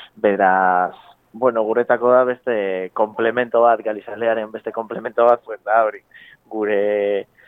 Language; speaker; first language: Basque; non-native, fluent; Galician